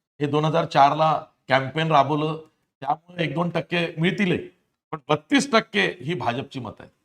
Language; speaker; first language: Marathi; native; Marathi